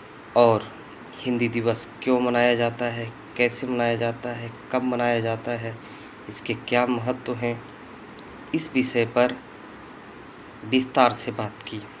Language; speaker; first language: Hindi; native; Hindi